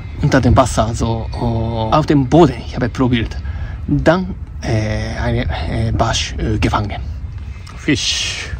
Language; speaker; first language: German; non-native, learner; Japanese